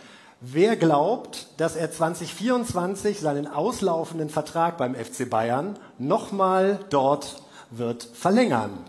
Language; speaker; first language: German; native; German